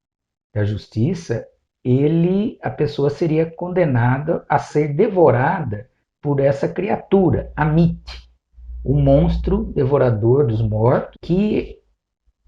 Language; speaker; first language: Portuguese; native; Portuguese